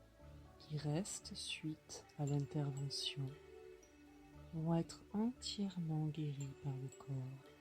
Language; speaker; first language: French; native; French